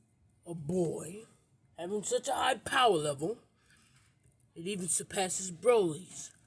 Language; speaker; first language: English; native; English